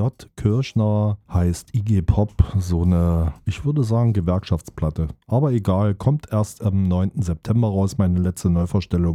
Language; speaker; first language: German; native; German